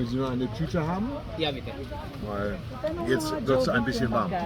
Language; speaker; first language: German; native; German